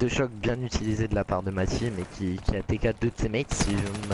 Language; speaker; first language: French; native; French